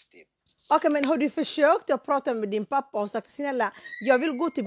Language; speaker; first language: Swedish; non-native, fluent; Somali